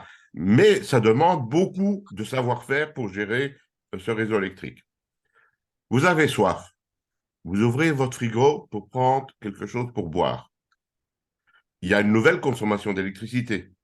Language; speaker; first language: French; native; French